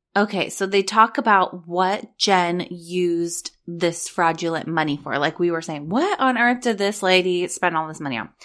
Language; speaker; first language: English; native; English